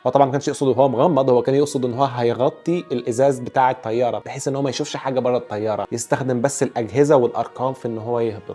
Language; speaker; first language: Arabic; native; Arabic